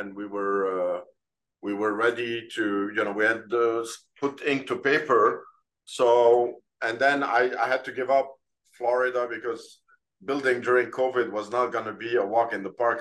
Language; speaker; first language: English; non-native, fluent; Arabic